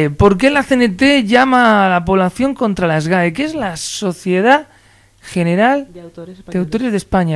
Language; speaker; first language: Spanish; native; Spanish